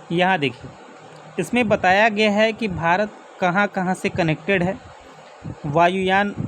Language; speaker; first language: Hindi; native; Hindi